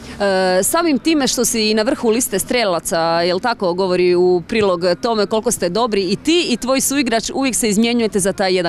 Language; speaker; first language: Serbian; native; Serbian